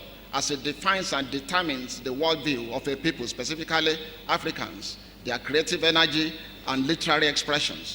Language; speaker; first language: English; non-native, local second language; Yoruba